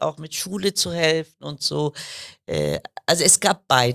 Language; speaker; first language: German; early bilingual, other home language; Kurdish